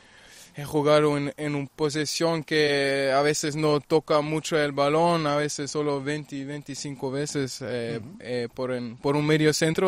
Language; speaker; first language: Spanish; non-native, fluent; German